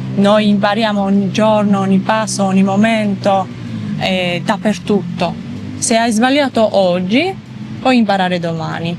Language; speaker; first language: Italian; non-native, fluent; Georgian